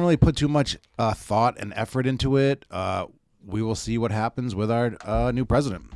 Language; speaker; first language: English; native; English